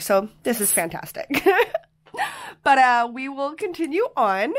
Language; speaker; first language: English; native; English